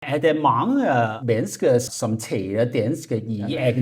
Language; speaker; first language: Danish; non-native, learner; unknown